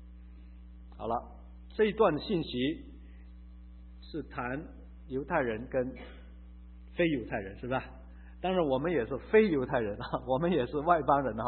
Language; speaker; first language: Chinese; native; Chinese